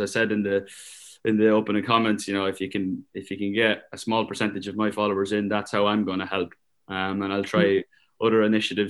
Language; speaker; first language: English; native; English